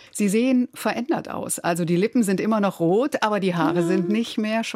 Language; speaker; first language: German; native; German